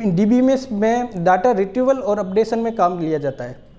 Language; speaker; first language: Hindi; native; Hindi